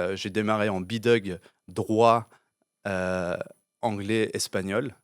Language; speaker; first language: French; early bilingual, other home language; English